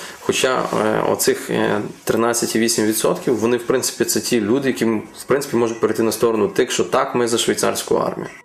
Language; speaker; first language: Ukrainian; native; Ukrainian